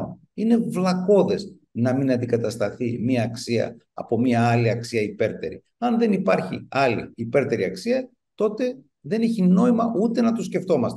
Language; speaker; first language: Greek; native; Greek